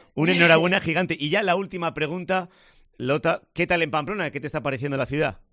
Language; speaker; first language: Spanish; native; Spanish